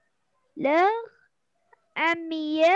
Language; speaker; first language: French; non-native, learner; Arabic